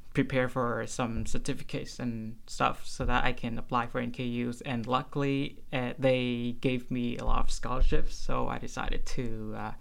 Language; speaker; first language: English; non-native, fluent; Vietnamese